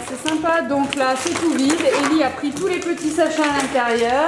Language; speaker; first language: French; native; French